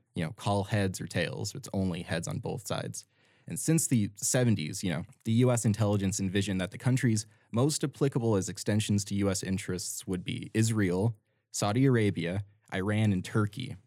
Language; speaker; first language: English; native; English